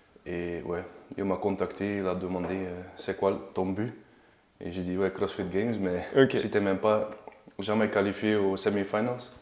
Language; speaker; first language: French; non-native, learner; Dutch